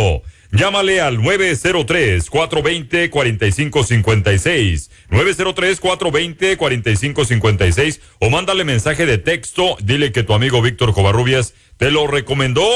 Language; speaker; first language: Spanish; native; Spanish